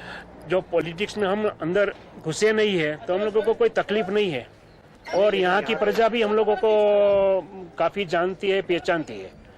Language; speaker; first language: Hindi; early bilingual, heritage; Hindi